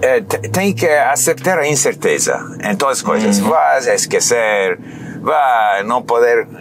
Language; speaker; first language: Portuguese; non-native, fluent; English